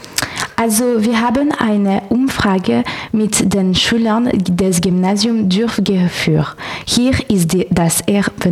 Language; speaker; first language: German; non-native, learner; French